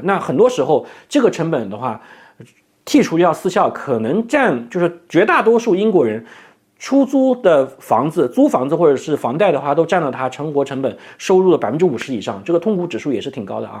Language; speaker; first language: Chinese; native; Chinese